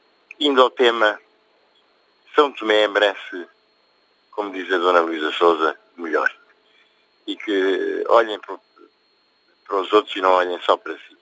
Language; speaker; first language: Portuguese; native; Portuguese